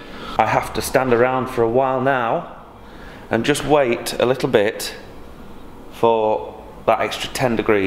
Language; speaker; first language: English; native; English